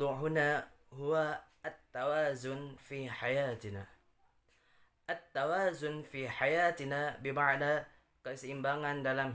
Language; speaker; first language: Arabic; non-native, learner; Indonesian